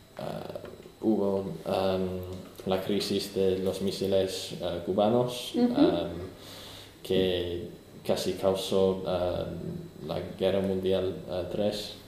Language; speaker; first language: Spanish; non-native, learner; English